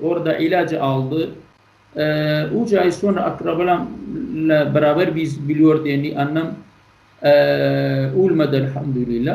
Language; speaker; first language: Turkish; non-native, learner; Kurdish